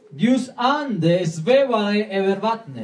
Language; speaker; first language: Swedish; non-native, learner; Spanish